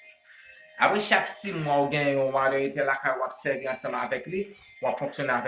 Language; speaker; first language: French; non-native, local second language; Haitian Creole